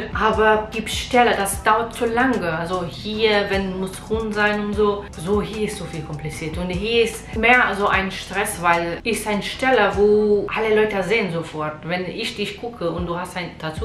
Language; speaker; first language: German; non-native, learner; Portuguese